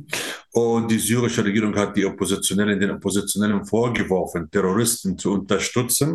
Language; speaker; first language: German; non-native, fluent; Arabic